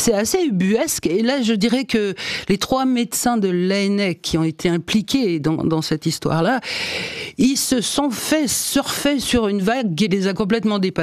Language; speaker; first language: French; native; French